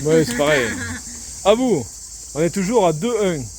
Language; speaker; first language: French; native; French